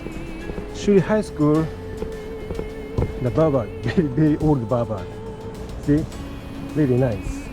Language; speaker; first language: English; non-native, learner; Japanese